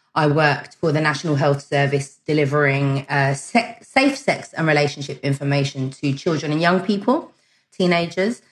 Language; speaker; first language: English; early bilingual, other home language; German